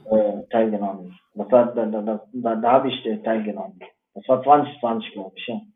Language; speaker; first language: German; non-native, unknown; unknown